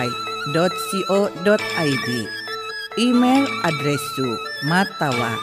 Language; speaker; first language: Japanese; non-native, fluent; Indonesian